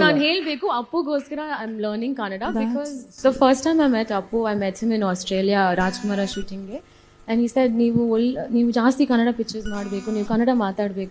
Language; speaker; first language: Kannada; non-native, learner; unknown